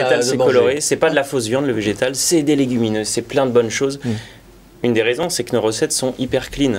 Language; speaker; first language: French; native; French